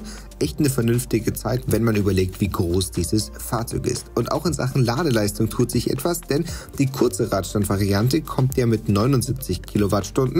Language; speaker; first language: German; native; German